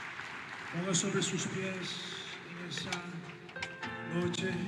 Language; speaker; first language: Spanish; non-native, local second language; Portuguese